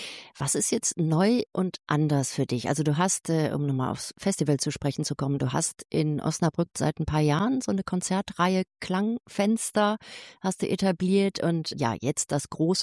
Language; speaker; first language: German; native; German